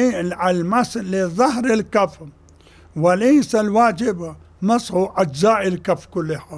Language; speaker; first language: Arabic; non-native, fluent; Urdu